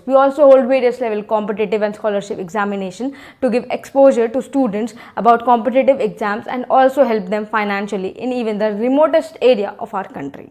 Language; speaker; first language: English; non-native, local second language; Hindi